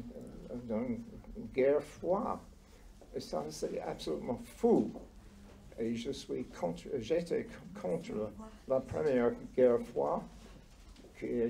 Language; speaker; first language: French; non-native, learner; English